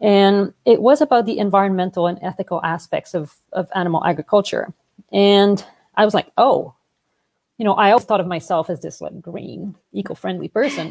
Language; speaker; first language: English; non-native, fluent; French